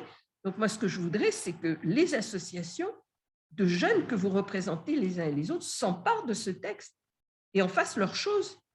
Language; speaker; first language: French; native; French